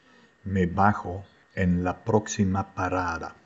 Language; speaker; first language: Spanish; non-native, fluent; Dutch